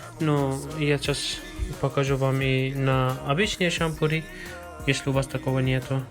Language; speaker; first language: Russian; non-native, fluent; Persian